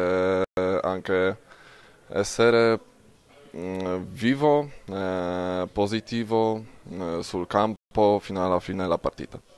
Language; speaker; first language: Italian; non-native, fluent; Polish